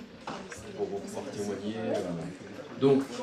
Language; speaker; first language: French; native; French